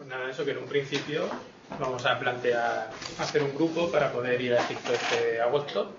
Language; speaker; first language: Spanish; native; Spanish